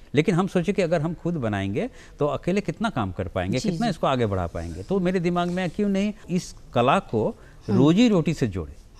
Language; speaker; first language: Hindi; native; Hindi